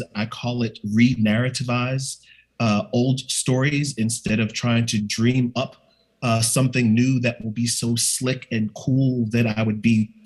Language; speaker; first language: English; native; English